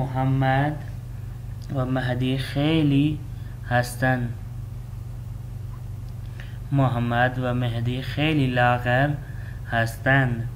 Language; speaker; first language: Persian; non-native, fluent; Urdu